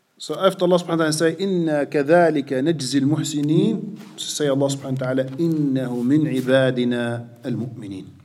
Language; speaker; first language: Danish; non-native, fluent; Arabic